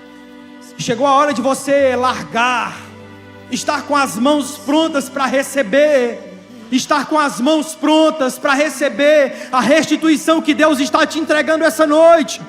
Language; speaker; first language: Portuguese; native; Portuguese